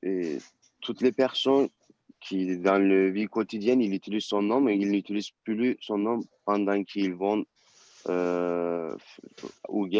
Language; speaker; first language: French; non-native, learner; Turkish